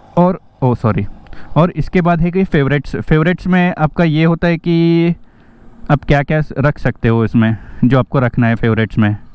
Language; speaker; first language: Hindi; non-native, local second language; Marathi